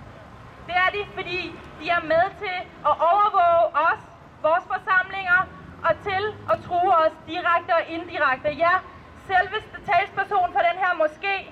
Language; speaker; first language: Danish; early bilingual, other home language; Persian